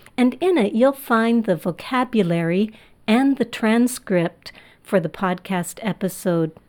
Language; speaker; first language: English; native; English